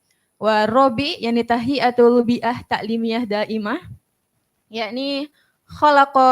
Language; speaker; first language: Arabic; non-native, learner; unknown